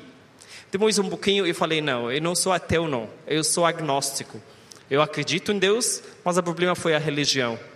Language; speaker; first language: Portuguese; non-native, learner; Arabic